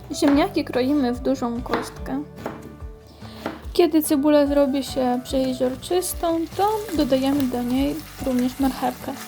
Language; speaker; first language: Polish; non-native, fluent; Ukrainian